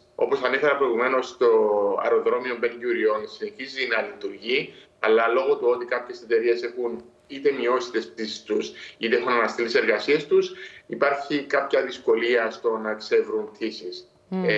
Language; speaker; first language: Greek; native; Greek